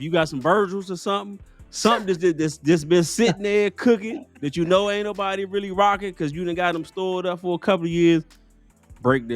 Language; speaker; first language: English; native; English